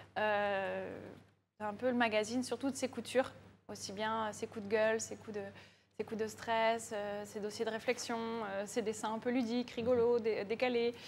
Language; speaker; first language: French; native; French